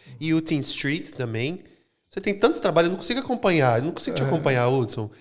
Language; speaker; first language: Portuguese; non-native, fluent; English